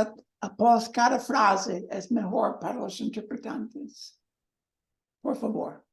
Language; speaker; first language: Portuguese; non-native, learner; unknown